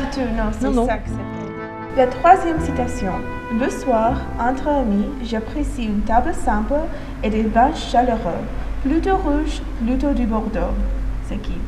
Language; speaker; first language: French; non-native, fluent; English